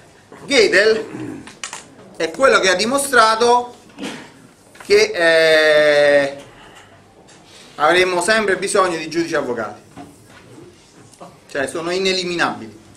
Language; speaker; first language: Italian; native; Italian